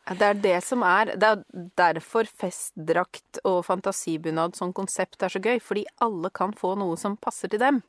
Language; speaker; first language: Norwegian; native; Norwegian